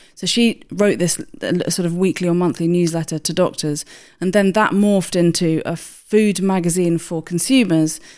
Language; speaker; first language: English; native; English